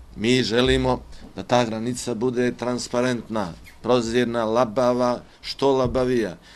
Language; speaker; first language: Bosnian; native; Bosnian